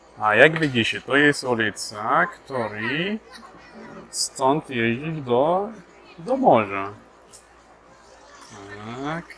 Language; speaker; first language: Polish; non-native, learner; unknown